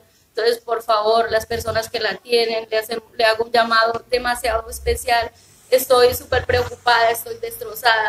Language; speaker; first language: Spanish; native; Spanish